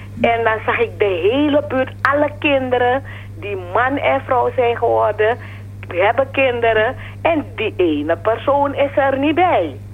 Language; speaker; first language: Dutch; non-native, fluent; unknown